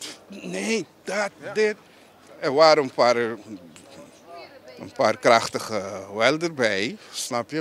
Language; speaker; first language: Dutch; non-native, local second language; Papiamento